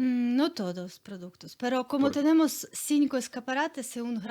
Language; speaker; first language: Spanish; non-native, learner; Ukrainian